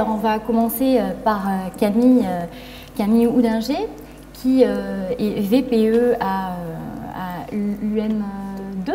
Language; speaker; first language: French; native; French